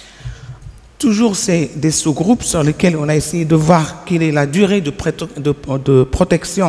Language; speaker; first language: French; non-native, local second language; Arabic